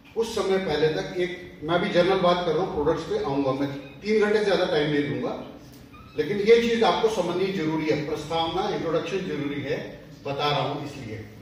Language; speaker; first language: Hindi; non-native, local second language; Punjabi